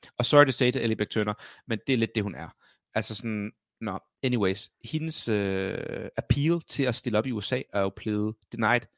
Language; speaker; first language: Danish; native; Danish